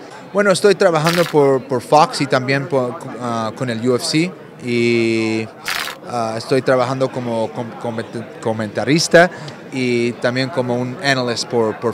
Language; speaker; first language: Spanish; non-native, fluent; English